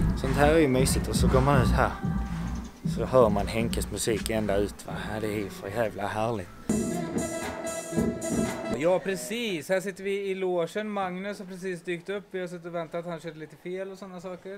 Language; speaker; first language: Swedish; native; Swedish